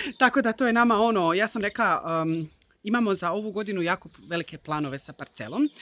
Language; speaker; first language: Bosnian; early bilingual, heritage; Croatian